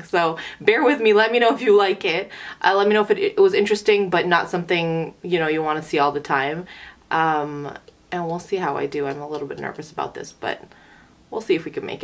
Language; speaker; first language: English; early bilingual, other home language; Arabic